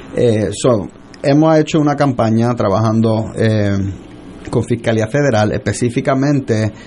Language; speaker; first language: Spanish; early bilingual, heritage; Spanish